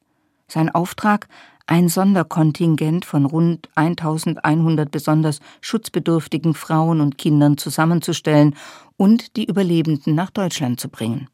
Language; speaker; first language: German; native; German